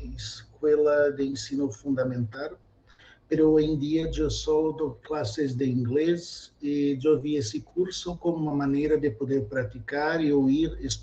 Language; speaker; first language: Spanish; non-native, fluent; Portuguese